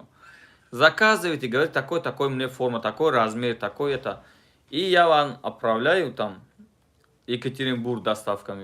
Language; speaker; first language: Russian; non-native, fluent; Tajik